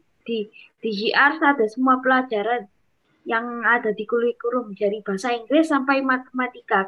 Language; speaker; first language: Indonesian; non-native, local second language; English